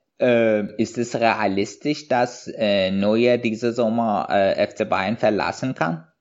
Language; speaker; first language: German; non-native, fluent; Persian